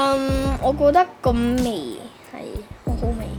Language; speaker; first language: Cantonese; early bilingual, heritage; Cantonese